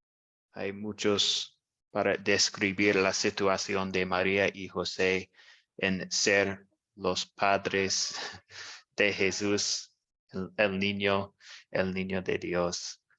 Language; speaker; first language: Spanish; non-native, fluent; English